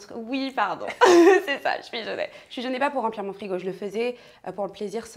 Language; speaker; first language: French; native; French